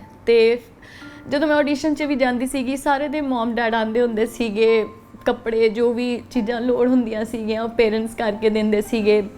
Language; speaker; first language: Punjabi; native; Punjabi